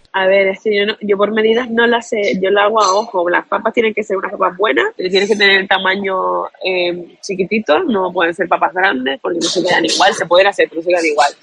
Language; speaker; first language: Spanish; native; Spanish